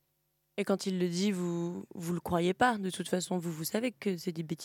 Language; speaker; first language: French; native; French